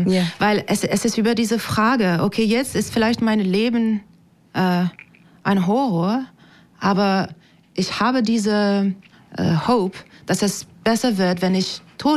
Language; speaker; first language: German; non-native, fluent; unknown